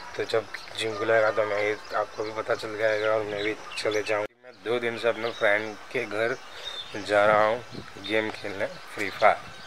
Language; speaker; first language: Hindi; non-native, local second language; Gujarati